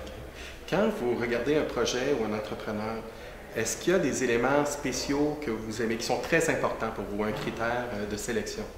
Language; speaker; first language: French; native; French